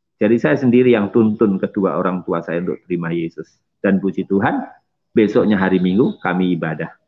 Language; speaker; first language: Indonesian; non-native, local second language; Javanese